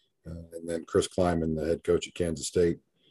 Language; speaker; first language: English; native; English